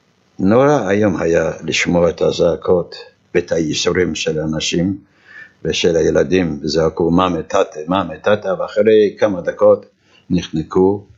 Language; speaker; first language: Hebrew; non-native, fluent; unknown